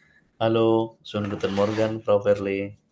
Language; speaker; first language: German; non-native, learner; Indonesian